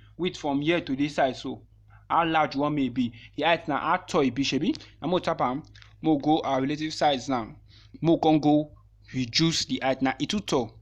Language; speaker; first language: Nigerian Pidgin; non-native, local second language; Yoruba